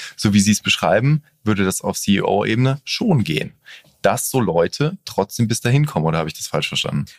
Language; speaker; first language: German; native; German